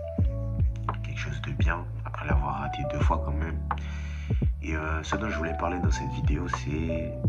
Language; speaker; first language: French; native; French